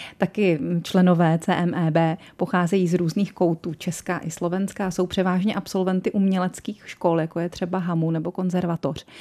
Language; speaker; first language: Czech; native; Czech